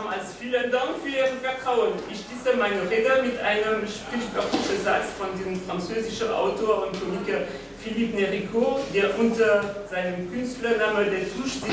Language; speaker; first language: German; non-native, fluent; French